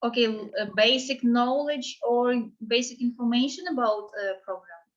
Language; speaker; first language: English; non-native, fluent; Ukrainian